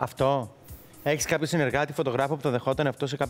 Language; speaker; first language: Greek; native; Greek